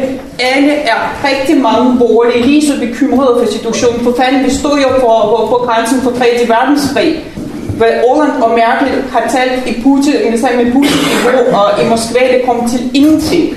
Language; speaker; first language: Danish; non-native, fluent; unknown